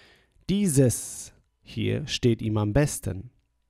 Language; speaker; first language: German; non-native, fluent; English